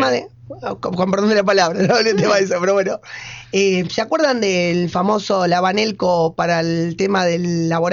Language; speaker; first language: Spanish; native; Spanish